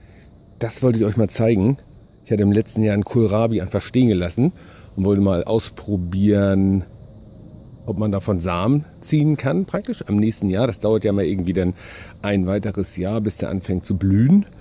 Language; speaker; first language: German; native; German